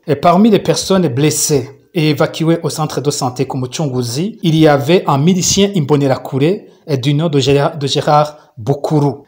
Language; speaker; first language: French; non-native, local second language; Rundi